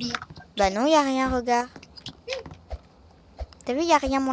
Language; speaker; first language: French; native; French